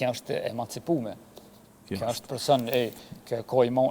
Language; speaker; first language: Albanian; native; Albanian